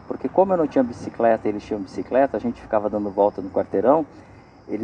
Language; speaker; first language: Portuguese; native; Portuguese